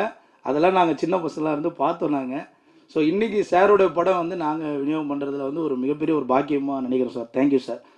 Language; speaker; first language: Tamil; native; Tamil